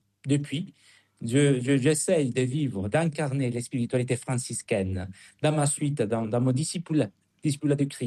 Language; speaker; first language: French; non-native, fluent; Spanish